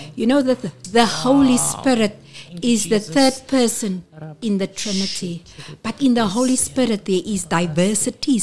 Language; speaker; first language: English; non-native, local second language; Afrikaans